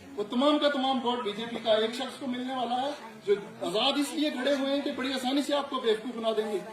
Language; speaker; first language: Urdu; non-native, local second language; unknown